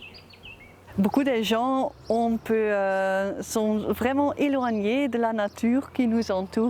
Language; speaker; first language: French; non-native, fluent; Dutch